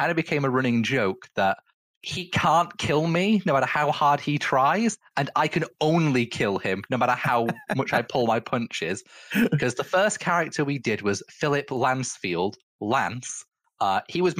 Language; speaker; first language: English; native; English